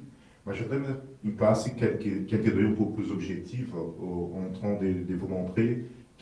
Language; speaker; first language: French; non-native, fluent; Portuguese